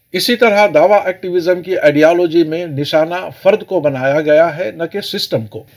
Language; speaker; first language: Urdu; native; Urdu